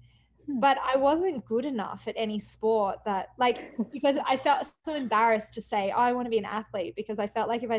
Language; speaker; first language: English; native; English